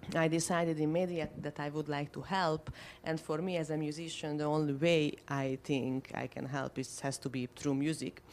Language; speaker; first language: English; non-native, fluent; Hungarian